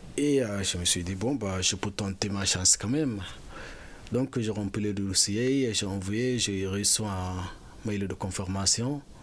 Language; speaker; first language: French; non-native, fluent; Arabic